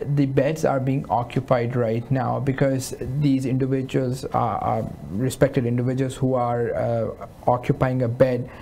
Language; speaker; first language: English; non-native, local second language; Hindi